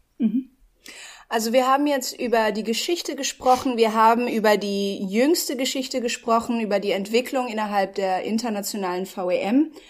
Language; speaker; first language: German; native; German